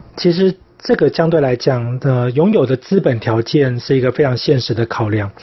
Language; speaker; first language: Chinese; native; Chinese